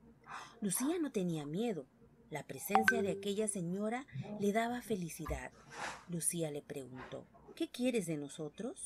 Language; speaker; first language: Spanish; native; Spanish